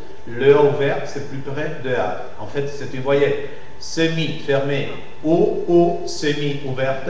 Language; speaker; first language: French; non-native, fluent; Spanish